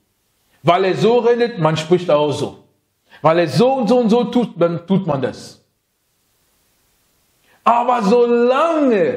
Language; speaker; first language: German; non-native, fluent; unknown